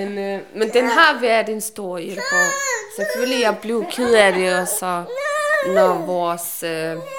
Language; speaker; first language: Danish; non-native, learner; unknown